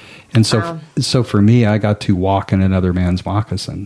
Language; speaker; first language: English; native; English